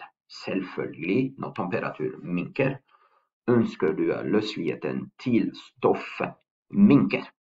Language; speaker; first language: Norwegian; non-native, fluent; French